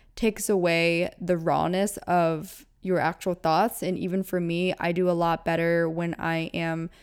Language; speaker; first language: English; native; English